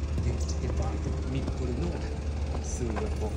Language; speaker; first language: Japanese; native; Japanese